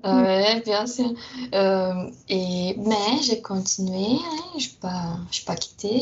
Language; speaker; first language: French; non-native, fluent; Portuguese